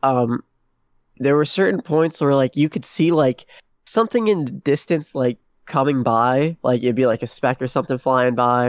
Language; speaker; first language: English; native; English